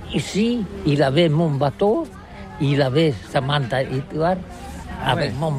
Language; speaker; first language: French; non-native, learner; Catalan